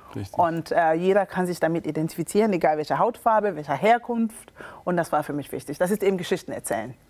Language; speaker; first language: German; early bilingual, other home language; Akan